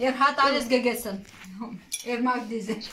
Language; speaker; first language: German; non-native, learner; Romanian